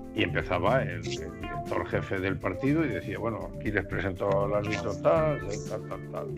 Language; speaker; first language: Spanish; native; Spanish